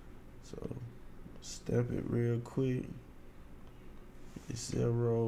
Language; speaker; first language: English; native; English